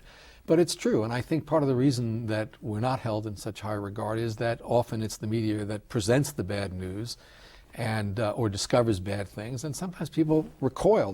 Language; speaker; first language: English; native; English